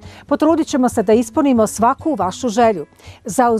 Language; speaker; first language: Croatian; native; Croatian